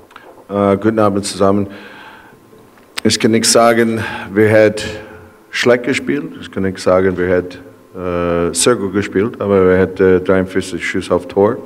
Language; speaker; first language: German; non-native, learner; English